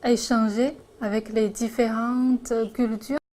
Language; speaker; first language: French; non-native, fluent; Chinese